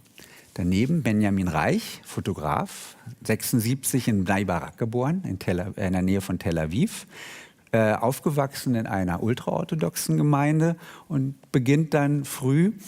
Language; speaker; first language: German; native; German